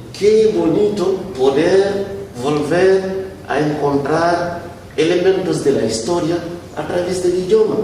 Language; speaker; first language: Spanish; non-native, fluent; Wolof